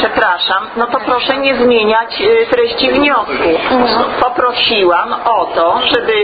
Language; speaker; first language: Polish; native; Polish